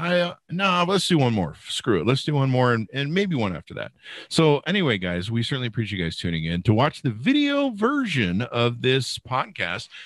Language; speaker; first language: English; native; English